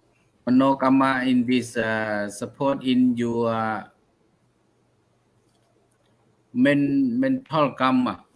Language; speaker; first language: English; non-native, learner; Thai